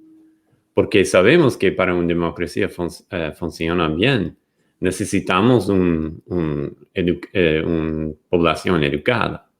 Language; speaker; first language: Spanish; non-native, fluent; English